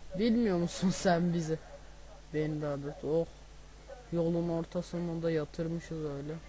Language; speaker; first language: Turkish; native; Turkish